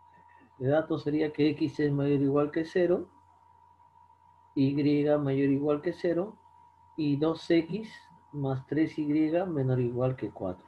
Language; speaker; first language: Spanish; native; Spanish